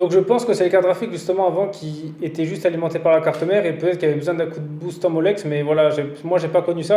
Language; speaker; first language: French; native; French